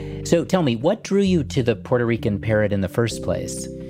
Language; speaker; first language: English; native; English